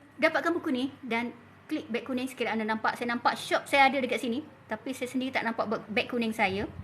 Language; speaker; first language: Malay; native; Malay